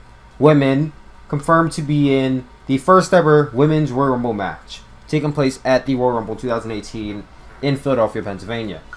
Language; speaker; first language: English; native; English